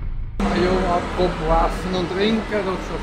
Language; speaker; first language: German; native; German